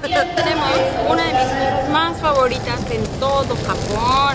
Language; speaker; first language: Spanish; native; Spanish